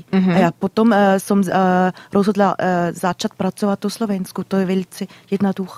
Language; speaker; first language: Slovak; non-native, fluent; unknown